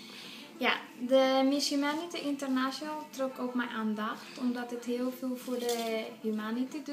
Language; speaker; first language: Dutch; non-native, fluent; Spanish